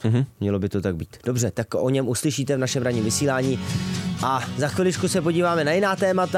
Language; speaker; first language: Czech; native; Czech